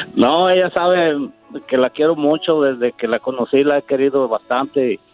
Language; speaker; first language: Spanish; native; Spanish